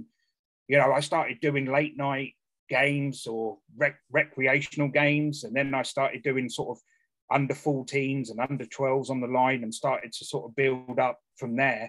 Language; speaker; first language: English; native; English